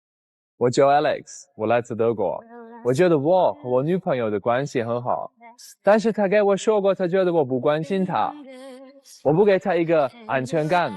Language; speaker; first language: Chinese; non-native, fluent; German